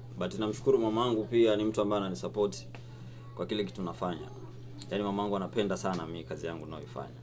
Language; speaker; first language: Swahili; native; Swahili